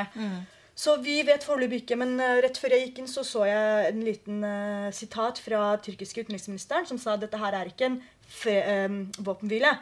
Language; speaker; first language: Norwegian; early bilingual, other home language; Kurdish